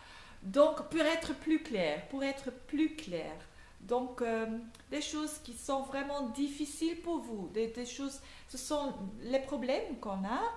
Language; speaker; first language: French; non-native, local second language; Dutch